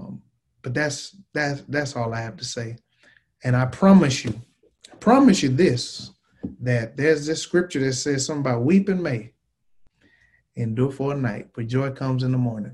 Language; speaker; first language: English; native; English